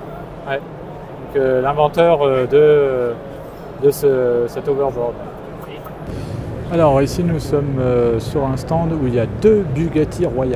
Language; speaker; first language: French; native; French